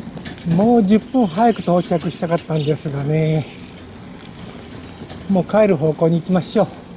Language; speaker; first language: Japanese; native; Japanese